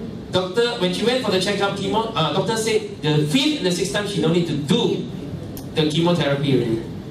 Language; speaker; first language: English; non-native, local second language; Chinese